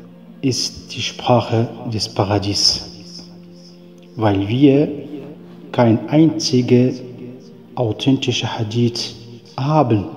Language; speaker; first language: German; non-native, fluent; Arabic